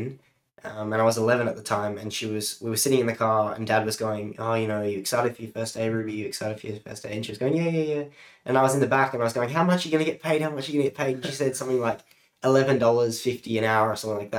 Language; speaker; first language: English; native; English